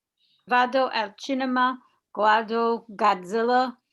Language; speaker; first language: Italian; non-native, learner; English